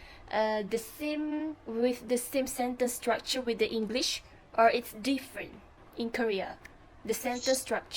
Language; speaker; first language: English; non-native, fluent; Malay